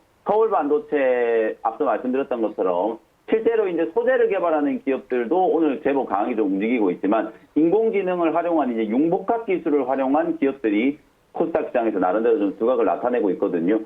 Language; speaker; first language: Korean; native; Korean